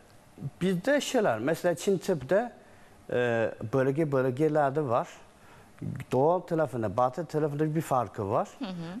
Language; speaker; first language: Turkish; non-native, learner; Chinese